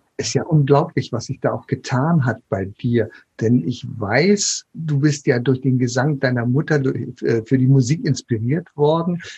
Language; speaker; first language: German; native; German